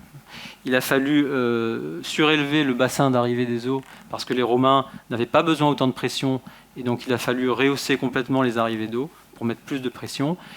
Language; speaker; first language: French; native; French